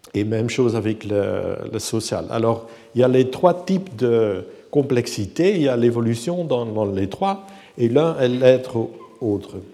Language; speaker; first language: French; non-native, fluent; Dutch